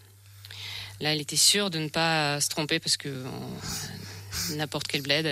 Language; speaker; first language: French; non-native, fluent; Russian